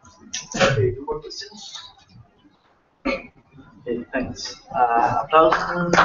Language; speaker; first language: English; non-native, learner; Spanish